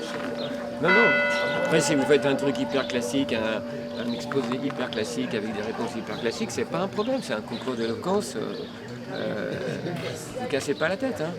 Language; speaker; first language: French; native; French